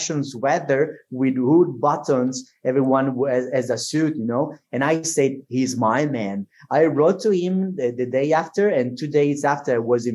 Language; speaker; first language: English; non-native, fluent; Italian